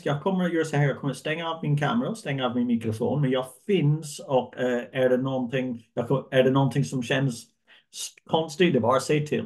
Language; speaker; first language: Swedish; non-native, fluent; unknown